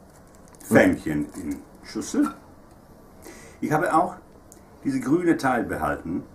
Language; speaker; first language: German; non-native, fluent; Italian